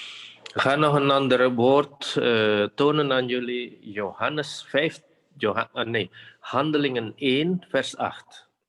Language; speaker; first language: Dutch; non-native, fluent; Indonesian